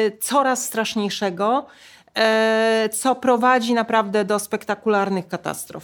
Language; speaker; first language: Polish; native; Polish